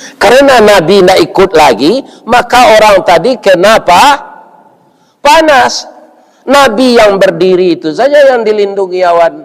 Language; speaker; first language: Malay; non-native, local second language; Minangkabau